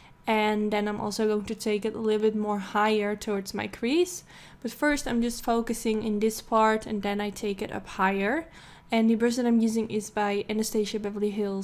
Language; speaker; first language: English; non-native, fluent; Dutch